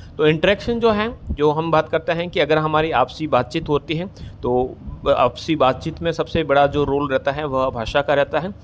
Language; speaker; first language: Hindi; native; Hindi